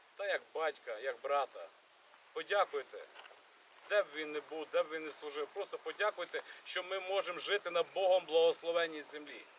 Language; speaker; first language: Ukrainian; native; Ukrainian